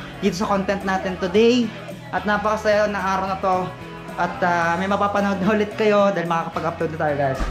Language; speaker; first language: Filipino; native; Filipino